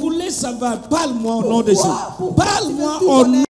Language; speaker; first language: French; non-native, local second language; Lingala